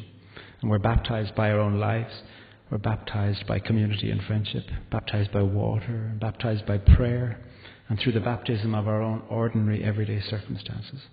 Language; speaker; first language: English; native; English